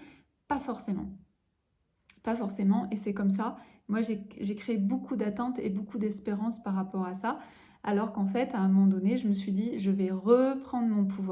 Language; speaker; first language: French; native; French